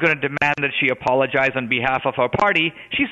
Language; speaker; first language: English; non-native, local second language; Hindi